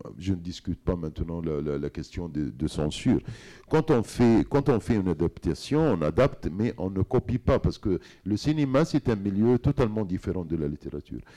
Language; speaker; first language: French; non-native, fluent; Arabic